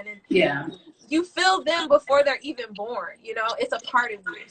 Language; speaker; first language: English; native; English